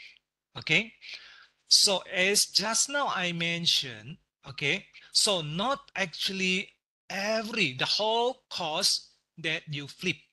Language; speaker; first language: English; non-native, local second language; Malay